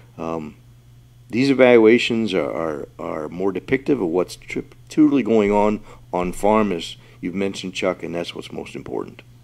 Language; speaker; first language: English; native; English